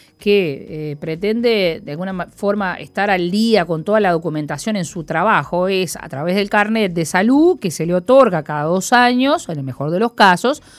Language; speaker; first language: Spanish; native; Spanish